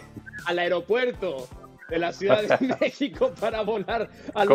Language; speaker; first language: Spanish; native; Spanish